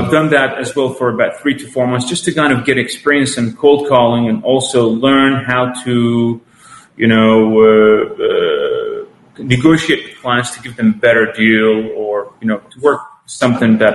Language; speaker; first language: English; non-native, fluent; Arabic